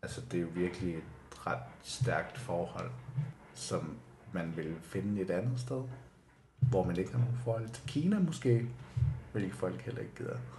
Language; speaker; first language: Danish; non-native, local second language; Kalaallisut